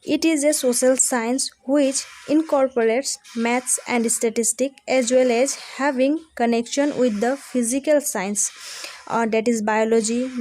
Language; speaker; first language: English; non-native, local second language; Assamese